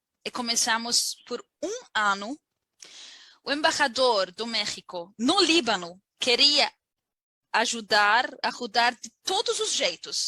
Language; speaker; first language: Portuguese; non-native, learner; Arabic